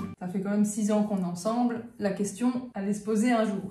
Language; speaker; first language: French; native; French